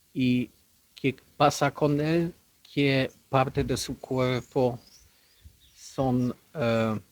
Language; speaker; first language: Spanish; non-native, learner; Polish